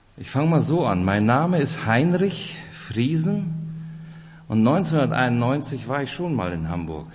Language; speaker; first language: German; early bilingual, other home language; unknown